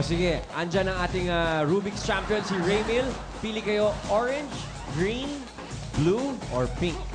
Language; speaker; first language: Filipino; native; Filipino